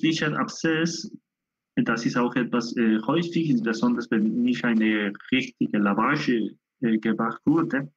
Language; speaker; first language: German; non-native, learner; Spanish